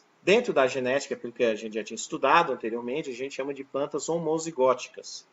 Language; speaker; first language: Portuguese; native; Portuguese